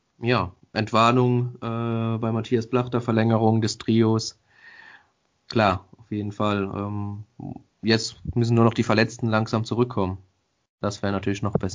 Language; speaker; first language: German; native; German